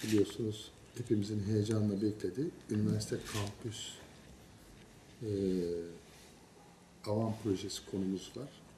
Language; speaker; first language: Turkish; native; Turkish